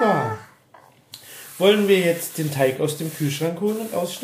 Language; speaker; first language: German; native; German